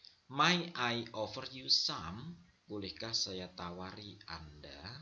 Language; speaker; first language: English; non-native, fluent; Indonesian